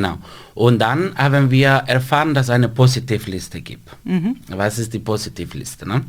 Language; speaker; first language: German; non-native, fluent; Spanish